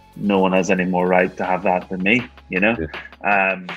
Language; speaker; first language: English; native; English